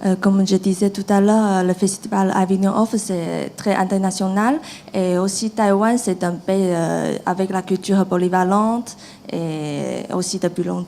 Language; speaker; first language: French; non-native, learner; Chinese